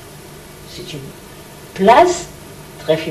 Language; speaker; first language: French; non-native, learner; Hebrew